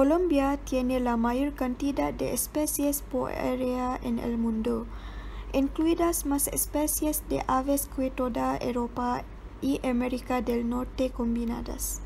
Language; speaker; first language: Spanish; non-native, learner; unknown